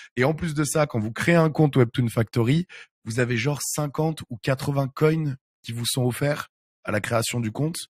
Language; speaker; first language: French; native; French